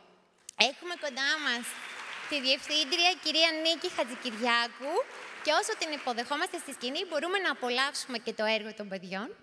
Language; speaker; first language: Greek; native; Greek